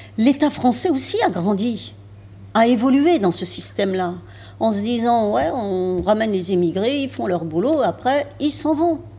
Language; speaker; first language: French; early bilingual, other home language; Arabic